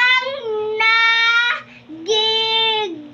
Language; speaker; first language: Filipino; non-native, local second language; Cebuano